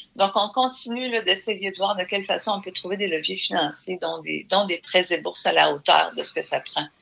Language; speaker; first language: French; native; French